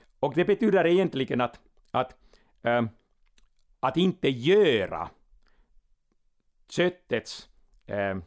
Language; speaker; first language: Swedish; non-native, local second language; Finnish